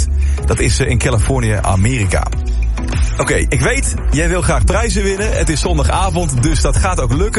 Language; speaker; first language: Dutch; native; Dutch